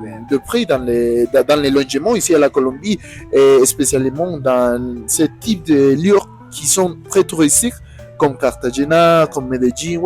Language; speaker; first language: French; non-native, learner; Spanish